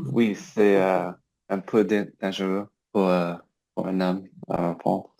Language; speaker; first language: French; non-native, learner; English